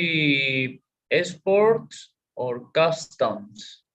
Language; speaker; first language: English; non-native, learner; Spanish